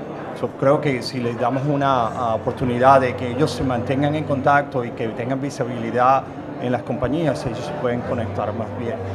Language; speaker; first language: Spanish; early bilingual, heritage; Spanish